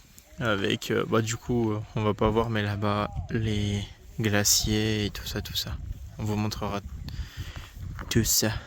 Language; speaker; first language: French; native; French